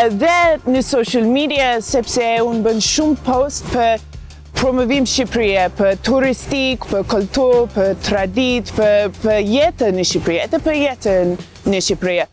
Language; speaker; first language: Albanian; non-native, learner; English